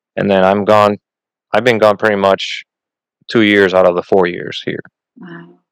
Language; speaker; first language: English; non-native, fluent; Spanish